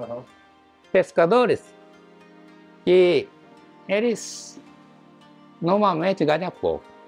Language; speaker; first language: Portuguese; non-native, learner; Japanese